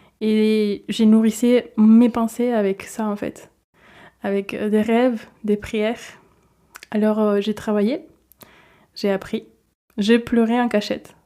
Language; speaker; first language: French; non-native, fluent; Spanish